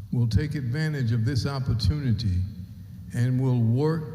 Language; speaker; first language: English; native; English